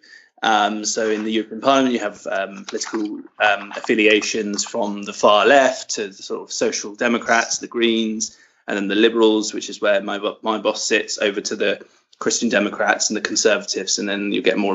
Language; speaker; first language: English; native; English